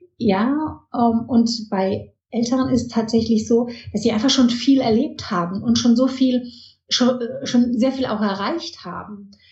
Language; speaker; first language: German; early bilingual, heritage; German